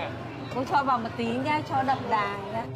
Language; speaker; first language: Vietnamese; native; Vietnamese